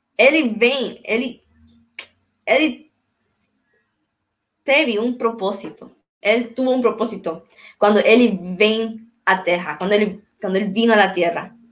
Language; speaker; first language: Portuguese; non-native, learner; Spanish